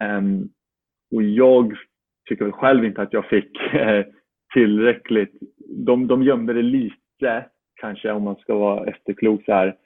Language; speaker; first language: Swedish; native; Swedish